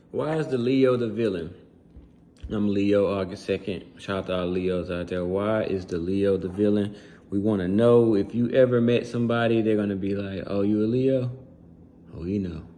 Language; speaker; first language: English; native; English